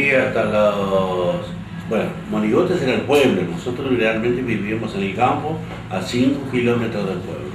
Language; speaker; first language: Spanish; native; Spanish